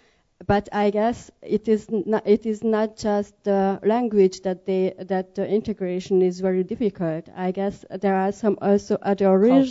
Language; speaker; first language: English; non-native, learner; Hungarian